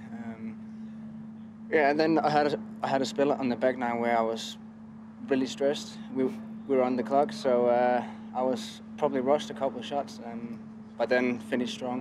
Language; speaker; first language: English; non-native, fluent; Danish